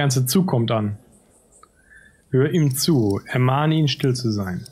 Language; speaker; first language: German; native; German